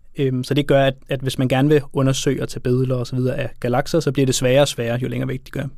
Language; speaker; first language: Danish; native; Danish